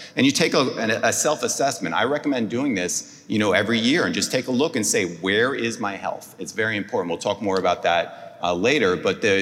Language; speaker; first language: English; native; English